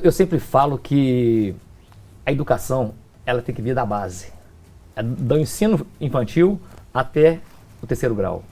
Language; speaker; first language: Portuguese; native; Portuguese